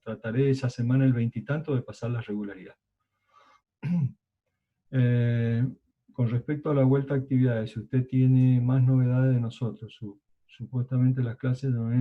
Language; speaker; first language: Spanish; native; Spanish